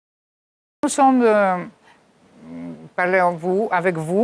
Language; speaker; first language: French; non-native, fluent; Albanian